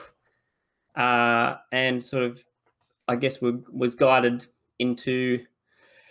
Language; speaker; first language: English; native; English